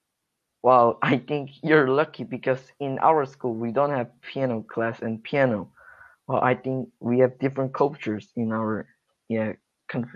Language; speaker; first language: English; non-native, learner; Korean